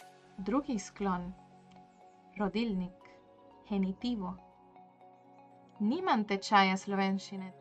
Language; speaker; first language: Slovenian; non-native, learner; Spanish